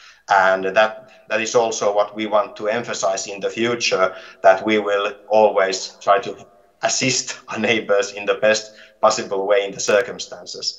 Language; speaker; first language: English; non-native, fluent; Finnish